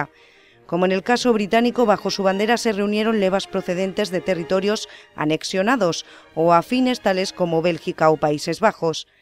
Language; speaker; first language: Spanish; native; Spanish